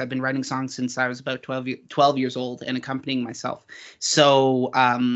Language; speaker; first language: English; native; English